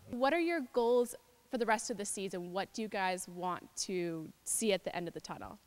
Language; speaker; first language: English; native; English